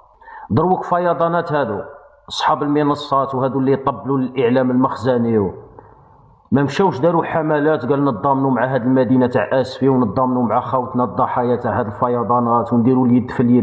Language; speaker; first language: Arabic; native; Arabic